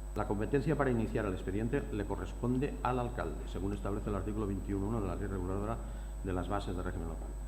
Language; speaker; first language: Spanish; non-native, local second language; Catalan